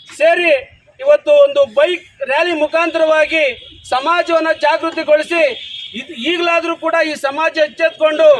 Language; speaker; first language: Kannada; native; Kannada